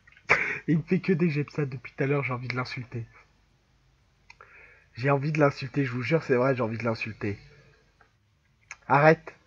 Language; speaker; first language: French; native; French